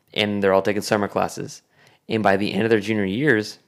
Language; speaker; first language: English; native; English